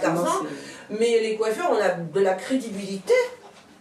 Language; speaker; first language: French; native; French